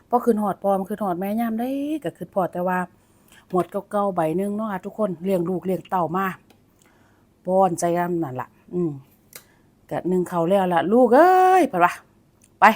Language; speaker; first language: Thai; native; Thai